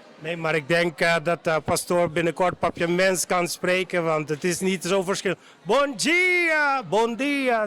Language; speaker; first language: Dutch; non-native, local second language; Papiamento